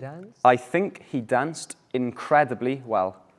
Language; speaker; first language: English; native; English